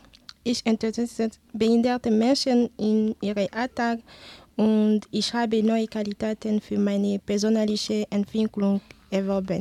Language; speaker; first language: German; non-native, learner; Ewe